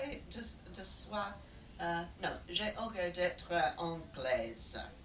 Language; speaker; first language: French; non-native, learner; English